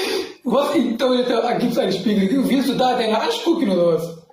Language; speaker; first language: German; non-native, learner; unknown